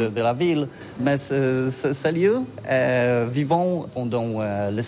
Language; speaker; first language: French; non-native, learner; Polish